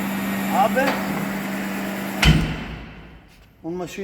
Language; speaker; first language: German; non-native, learner; Dutch